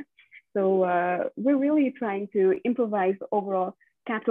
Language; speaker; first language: English; non-native, local second language; Nepali